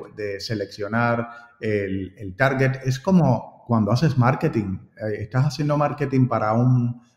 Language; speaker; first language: Spanish; native; Spanish